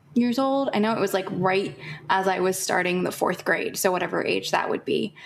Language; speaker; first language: English; native; English